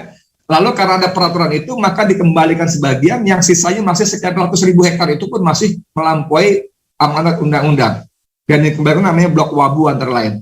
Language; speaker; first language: Indonesian; native; Indonesian